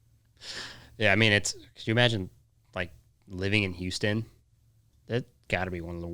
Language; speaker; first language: English; native; English